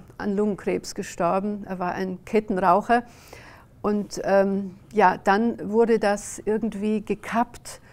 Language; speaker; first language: German; early bilingual, other home language; Hungarian